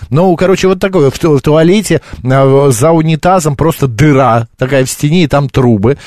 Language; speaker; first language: Russian; native; Russian